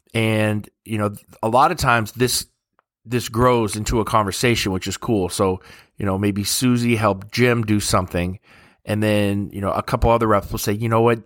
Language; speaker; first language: English; native; English